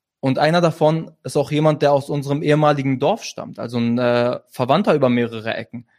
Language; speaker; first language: German; early bilingual, other home language; Arabic